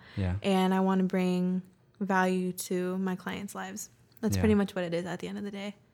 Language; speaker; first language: English; early bilingual, other home language; Spanish